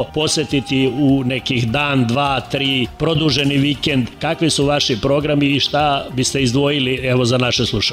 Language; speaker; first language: Serbian; native; Serbian